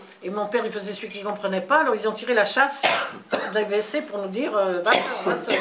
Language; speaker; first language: French; native; French